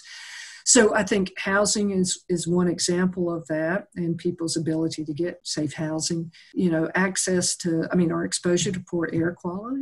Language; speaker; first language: English; native; English